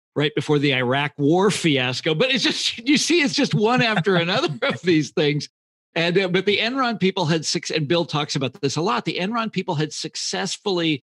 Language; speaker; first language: English; native; English